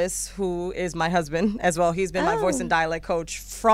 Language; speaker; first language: English; native; English